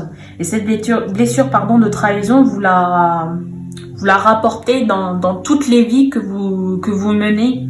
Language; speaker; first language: French; native; French